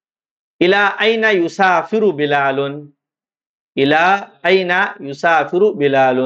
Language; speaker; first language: Arabic; non-native, fluent; Urdu